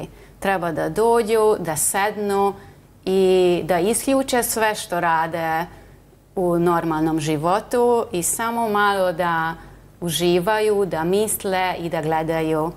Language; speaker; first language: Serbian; non-native, local second language; Hungarian